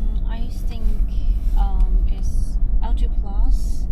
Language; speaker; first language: English; non-native, learner; Chinese